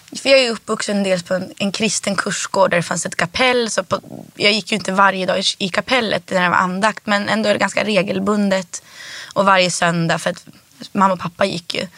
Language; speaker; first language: Swedish; native; Swedish